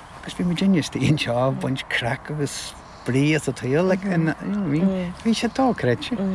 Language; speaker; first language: Irish; non-native, local second language; English